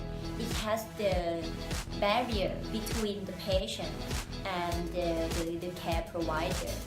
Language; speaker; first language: English; non-native, fluent; Thai